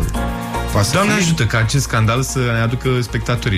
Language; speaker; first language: Romanian; native; Romanian